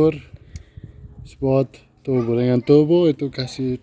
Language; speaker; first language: Indonesian; non-native, learner; German